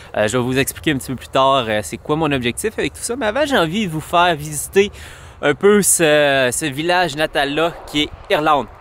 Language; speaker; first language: French; native; French